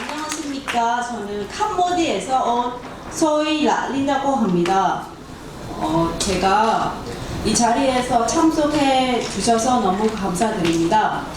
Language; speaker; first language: Korean; non-native, learner; Khmer